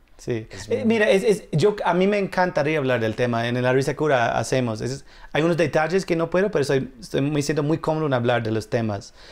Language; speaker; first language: Spanish; non-native, fluent; English